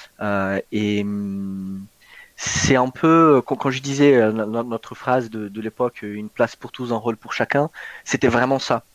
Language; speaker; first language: French; non-native, fluent; Portuguese